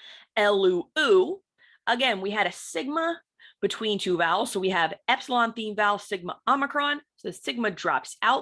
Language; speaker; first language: English; native; English